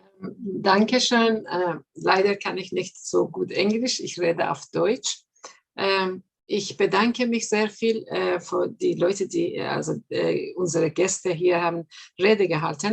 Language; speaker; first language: German; non-native, fluent; Persian